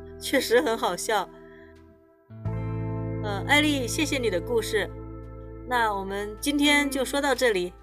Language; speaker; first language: Chinese; non-native, learner; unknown